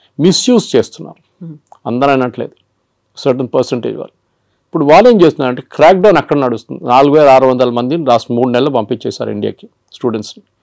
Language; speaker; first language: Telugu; non-native, local second language; Malayalam